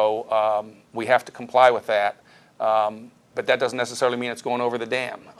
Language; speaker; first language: English; native; English